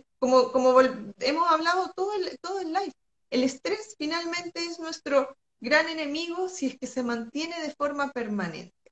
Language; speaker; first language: Spanish; native; Spanish